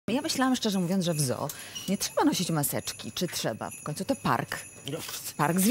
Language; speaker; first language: Polish; native; Polish